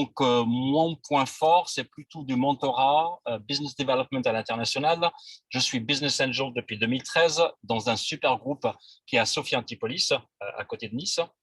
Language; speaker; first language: French; non-native, local second language; Arabic